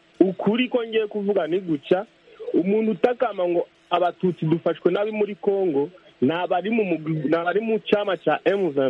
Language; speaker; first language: Kinyarwanda; native; Kinyarwanda